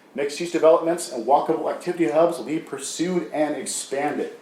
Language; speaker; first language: English; native; English